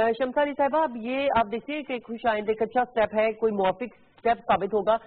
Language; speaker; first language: Urdu; native; Urdu